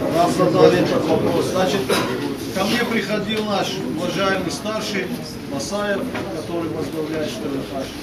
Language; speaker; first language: Russian; non-native, local second language; Ossetic